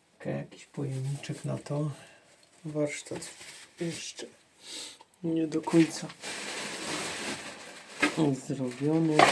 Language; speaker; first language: Polish; native; Polish